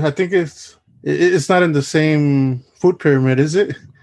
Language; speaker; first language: English; early bilingual, other home language; Spanish